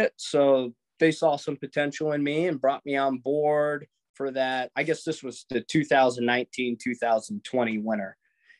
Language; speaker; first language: English; native; English